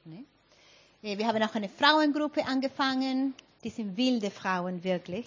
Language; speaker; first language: German; non-native, fluent; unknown